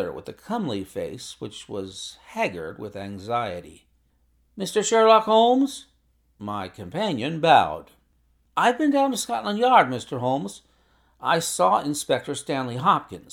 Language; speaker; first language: English; native; English